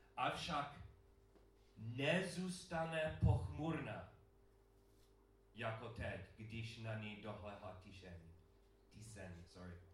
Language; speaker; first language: Czech; non-native, learner; English